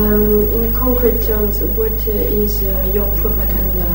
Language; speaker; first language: English; non-native, learner; French